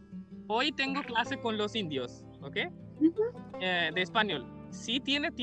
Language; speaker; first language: Spanish; non-native, learner; Hindi